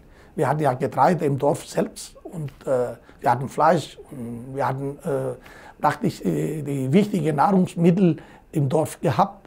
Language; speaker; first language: German; non-native, fluent; Greek